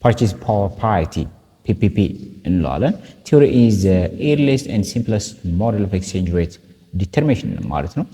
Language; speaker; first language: English; non-native, local second language; Amharic